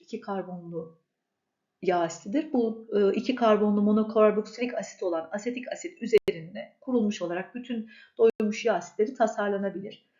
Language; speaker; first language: Turkish; native; Turkish